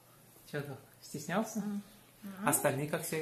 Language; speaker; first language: Russian; native; Russian